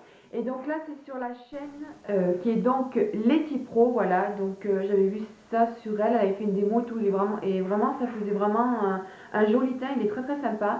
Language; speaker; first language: French; native; French